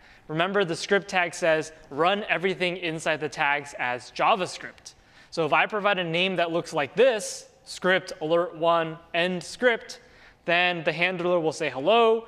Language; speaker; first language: English; native; English